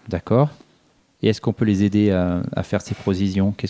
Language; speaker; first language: French; native; French